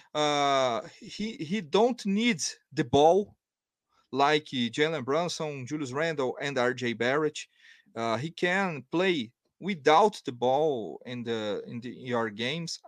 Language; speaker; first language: English; non-native, learner; Portuguese